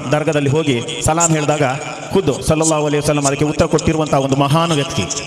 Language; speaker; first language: Kannada; non-native, local second language; Malayalam